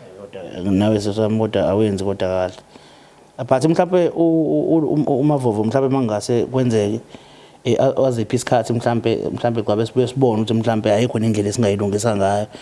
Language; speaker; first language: Zulu; native; Zulu